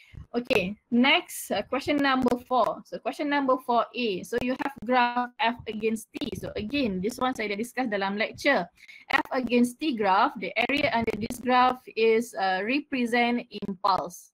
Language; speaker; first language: English; non-native, local second language; Malay